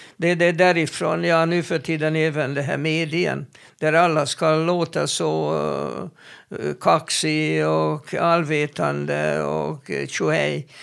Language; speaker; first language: Swedish; non-native, fluent; Hebrew